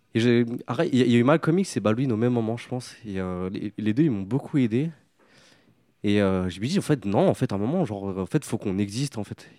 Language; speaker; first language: French; native; French